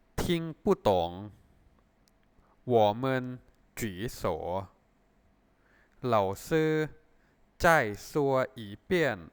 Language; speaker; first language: Chinese; non-native, fluent; Thai